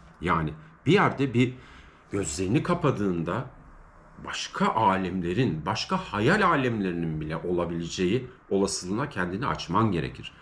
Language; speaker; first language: Turkish; native; Turkish